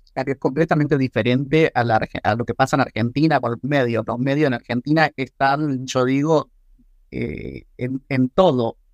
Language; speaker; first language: Spanish; native; Spanish